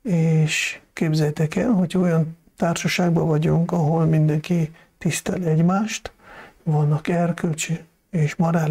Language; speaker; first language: Hungarian; non-native, fluent; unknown